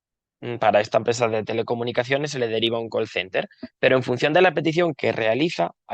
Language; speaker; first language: Spanish; native; Spanish